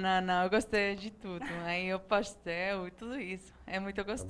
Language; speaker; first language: Portuguese; non-native, fluent; Spanish